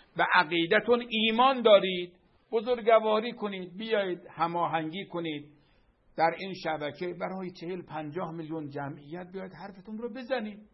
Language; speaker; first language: Persian; native; Persian